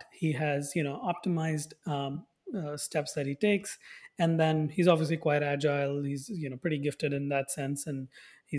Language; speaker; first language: English; non-native, local second language; Hindi